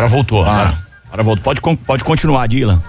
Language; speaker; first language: Portuguese; native; Portuguese